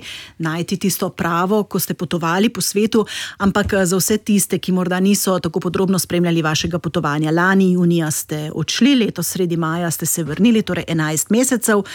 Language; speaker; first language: Slovenian; native; Slovenian